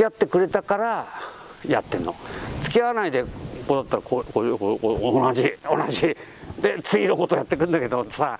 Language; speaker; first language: Japanese; native; Japanese